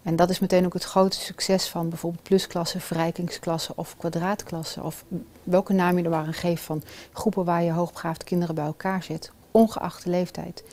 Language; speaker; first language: Dutch; native; Dutch